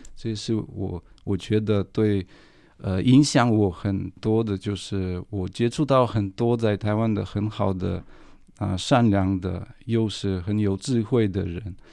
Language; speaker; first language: Chinese; non-native, fluent; Russian